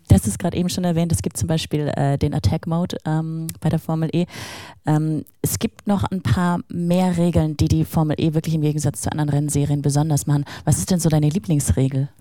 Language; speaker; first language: German; native; German